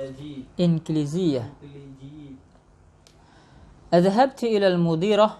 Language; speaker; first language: Arabic; non-native, fluent; Indonesian